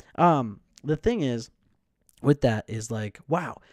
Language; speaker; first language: English; native; English